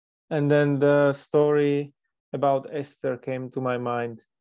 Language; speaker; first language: English; non-native, fluent; Slovak